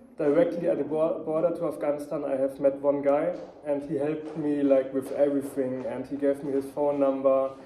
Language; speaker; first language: English; non-native, fluent; German